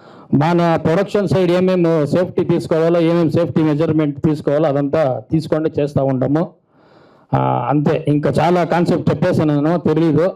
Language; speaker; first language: Telugu; non-native, learner; Kannada